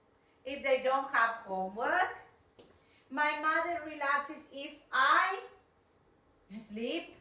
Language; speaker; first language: English; non-native, fluent; Spanish